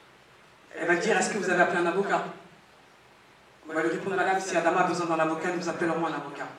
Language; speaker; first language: French; native; French